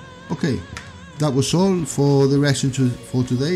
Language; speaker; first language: English; non-native, fluent; Spanish